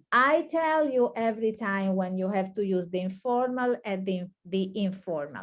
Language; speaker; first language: English; non-native, fluent; Italian